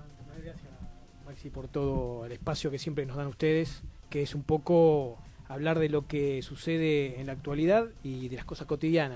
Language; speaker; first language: Spanish; native; Spanish